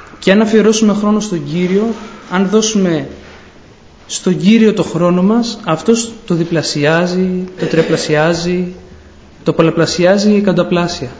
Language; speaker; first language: Greek; native; Greek